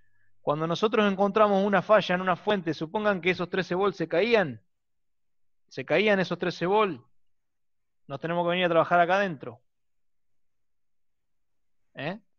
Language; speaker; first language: Spanish; native; Spanish